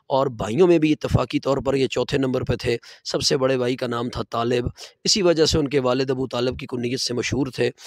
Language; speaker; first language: Urdu; non-native, local second language; Punjabi